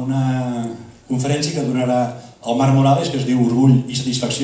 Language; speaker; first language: Catalan; native; Catalan